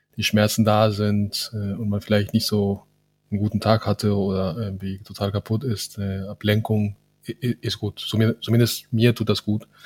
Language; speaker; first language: German; non-native, fluent; Spanish